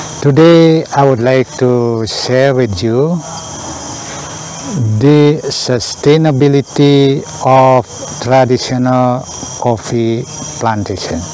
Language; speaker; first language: English; non-native, learner; Indonesian